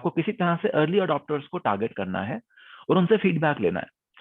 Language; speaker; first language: Hindi; native; Hindi